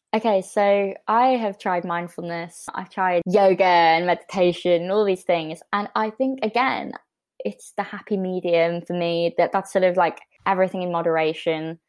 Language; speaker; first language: English; native; English